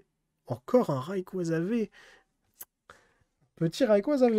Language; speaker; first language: French; native; French